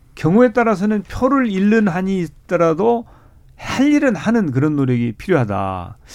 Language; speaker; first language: Korean; native; Korean